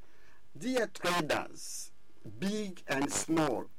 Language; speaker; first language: English; non-native, fluent; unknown